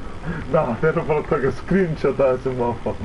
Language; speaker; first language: Icelandic; early bilingual, heritage; Icelandic